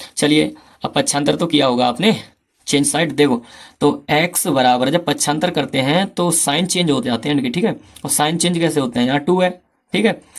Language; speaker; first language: Hindi; native; Hindi